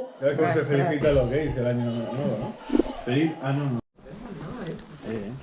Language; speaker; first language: Spanish; non-native, learner; Ukrainian